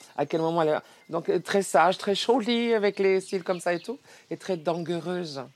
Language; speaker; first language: French; native; French